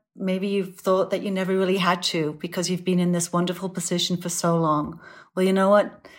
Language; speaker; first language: English; native; English